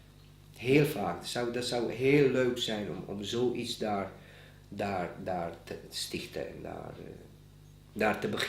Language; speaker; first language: Dutch; non-native, fluent; Bosnian